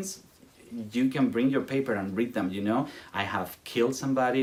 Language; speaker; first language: English; non-native, fluent; Spanish